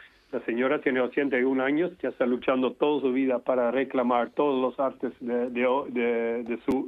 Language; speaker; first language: Spanish; non-native, fluent; Dutch